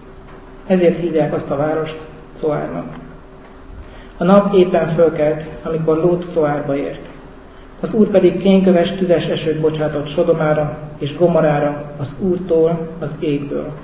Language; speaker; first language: Hungarian; native; Hungarian